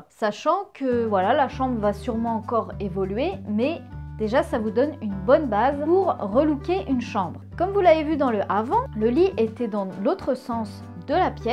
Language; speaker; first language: French; native; French